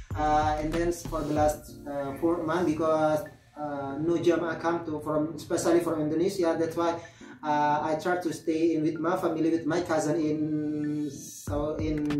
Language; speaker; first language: English; non-native, learner; Indonesian